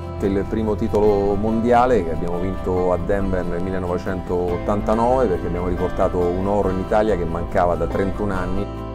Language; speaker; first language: Italian; native; Italian